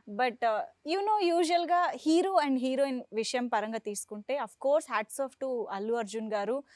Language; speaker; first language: Telugu; native; Telugu